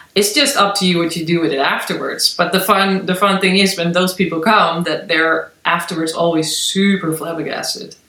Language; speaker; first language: English; non-native, fluent; Dutch